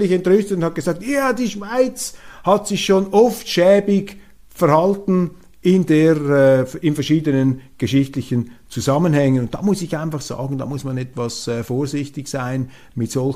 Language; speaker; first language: German; native; German